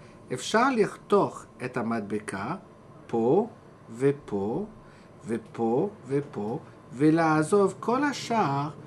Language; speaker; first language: Hebrew; non-native, fluent; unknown